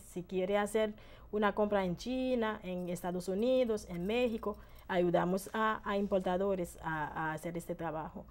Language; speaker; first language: Spanish; non-native, fluent; Haitian Creole